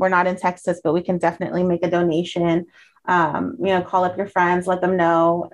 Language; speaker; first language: English; early bilingual, other home language; Spanish